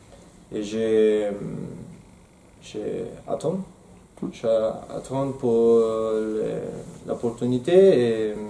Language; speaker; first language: French; non-native, learner; Spanish